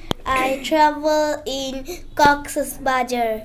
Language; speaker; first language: English; non-native, learner; Bangla